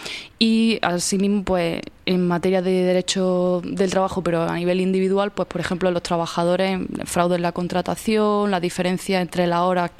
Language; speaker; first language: Spanish; native; Spanish